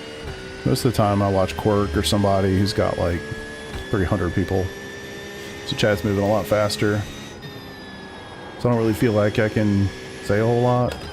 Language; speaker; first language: English; native; English